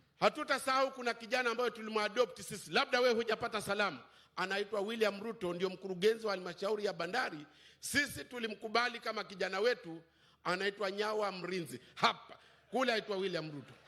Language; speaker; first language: Swahili; native; Swahili